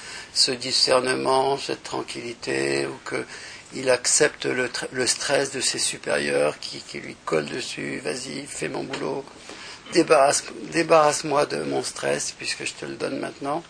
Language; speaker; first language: French; native; French